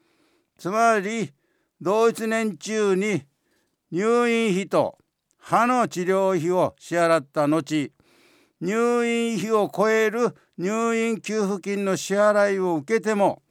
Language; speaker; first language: Japanese; native; Japanese